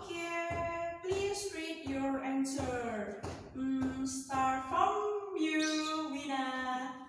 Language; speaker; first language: English; non-native, learner; Indonesian